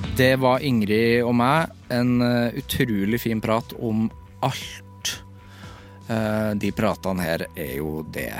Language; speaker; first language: Norwegian; native; Norwegian